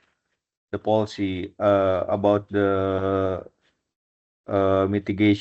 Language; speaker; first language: English; non-native, fluent; Indonesian